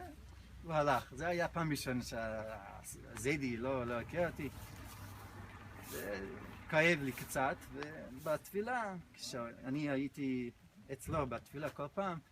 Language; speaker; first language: Hebrew; non-native, fluent; English